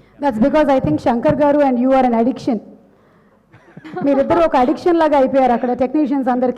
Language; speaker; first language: Telugu; native; Telugu